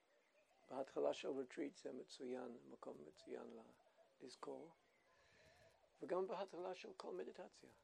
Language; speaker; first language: Hebrew; non-native, fluent; English